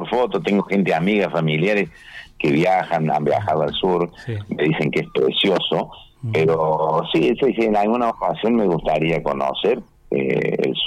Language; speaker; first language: Spanish; native; Spanish